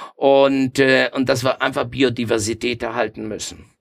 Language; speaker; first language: German; non-native, fluent; Spanish